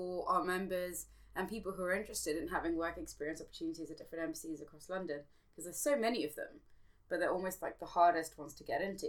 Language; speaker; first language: English; native; English